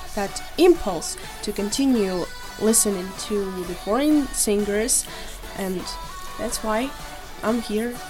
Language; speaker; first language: English; non-native, fluent; Ukrainian